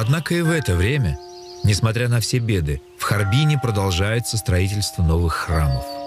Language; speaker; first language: Russian; native; Russian